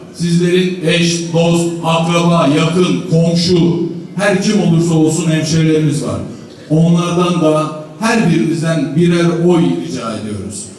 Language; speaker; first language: Turkish; native; Turkish